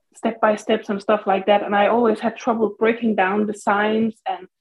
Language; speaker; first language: English; non-native, fluent; Danish